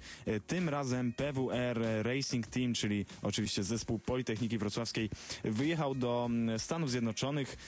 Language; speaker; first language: Polish; native; Polish